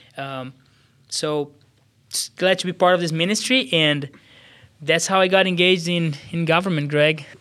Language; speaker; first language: English; non-native, fluent; Portuguese